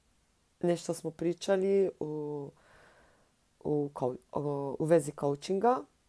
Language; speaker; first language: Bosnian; non-native, learner; Slovenian